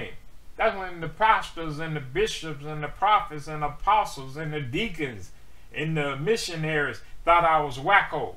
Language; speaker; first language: English; native; English